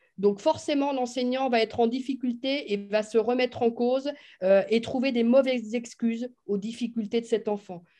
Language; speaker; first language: French; native; French